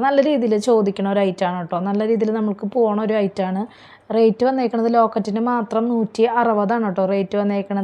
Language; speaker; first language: Malayalam; native; Malayalam